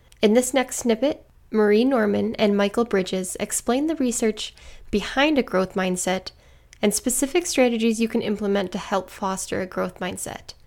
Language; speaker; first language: English; native; English